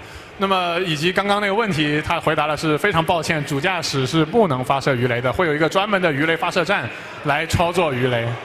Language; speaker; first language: Chinese; native; Chinese